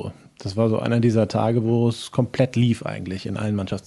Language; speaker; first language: German; native; German